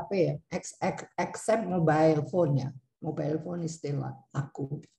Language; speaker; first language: English; non-native, learner; Indonesian